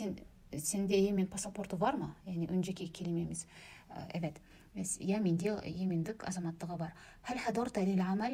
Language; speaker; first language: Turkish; non-native, learner; Kazakh